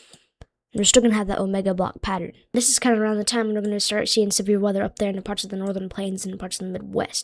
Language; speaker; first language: English; native; English